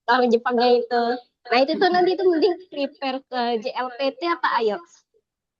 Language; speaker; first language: Indonesian; native; Indonesian